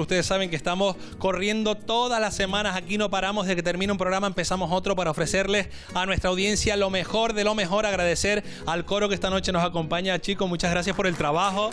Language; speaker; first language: Spanish; native; Spanish